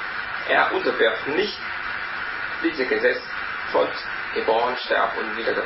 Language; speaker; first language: German; non-native, learner; Vietnamese